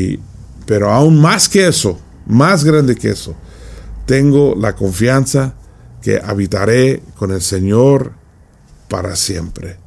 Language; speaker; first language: Spanish; non-native, fluent; English